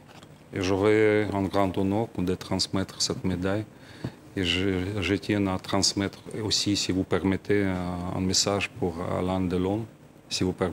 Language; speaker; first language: French; non-native, fluent; Ukrainian